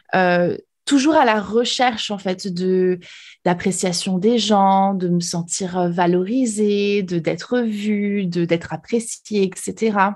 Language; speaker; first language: French; native; French